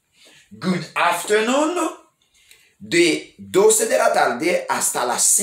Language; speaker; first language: Spanish; non-native, learner; Haitian Creole